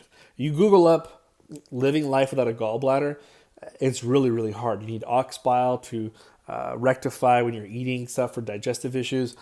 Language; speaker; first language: English; native; English